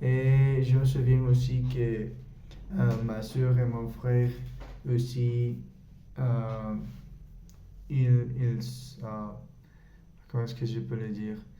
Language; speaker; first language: French; non-native, learner; Spanish